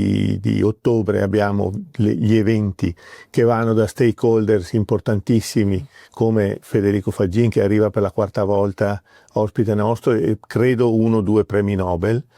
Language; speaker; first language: Italian; native; Italian